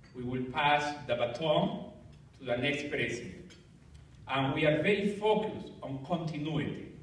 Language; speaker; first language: English; non-native, fluent; Spanish